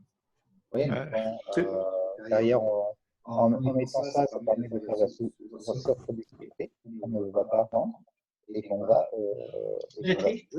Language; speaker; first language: French; native; French